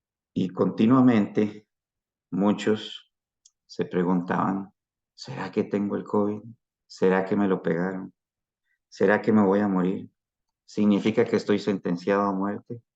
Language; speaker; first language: Spanish; native; Spanish